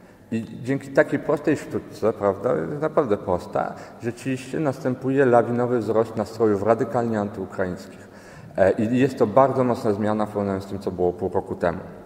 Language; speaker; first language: Polish; native; Polish